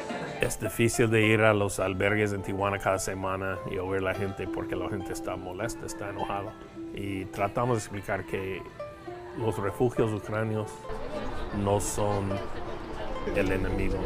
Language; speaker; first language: Spanish; non-native, fluent; English